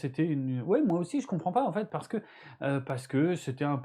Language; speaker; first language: French; native; French